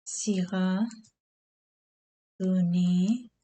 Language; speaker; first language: French; non-native, learner; Urdu